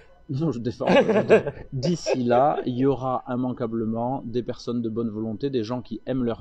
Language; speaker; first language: French; native; French